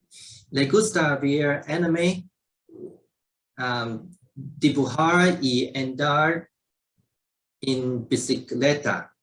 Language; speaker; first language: Spanish; non-native, learner; Chinese